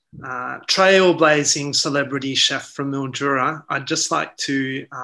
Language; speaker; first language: English; early bilingual, other home language; Italian